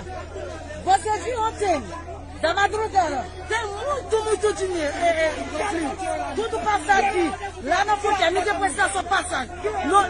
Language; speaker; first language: Portuguese; non-native, learner; Haitian Creole